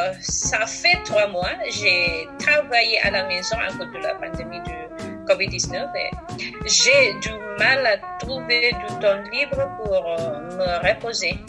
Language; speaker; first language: French; non-native, fluent; Indonesian